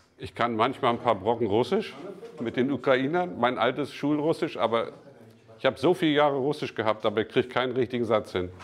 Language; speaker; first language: German; native; German